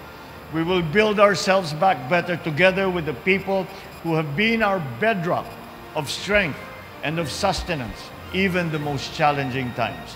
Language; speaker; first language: English; non-native, local second language; Filipino